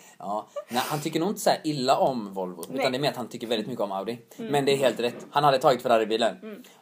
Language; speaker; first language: Swedish; native; Swedish